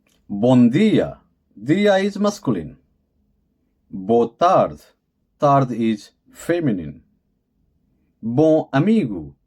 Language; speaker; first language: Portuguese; non-native, fluent; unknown